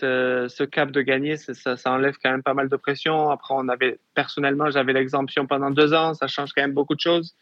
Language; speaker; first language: French; native; French